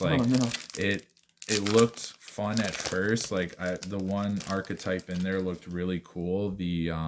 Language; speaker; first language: English; native; English